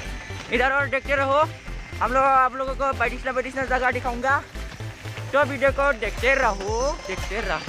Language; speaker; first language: Hindi; non-native, local second language; Bodo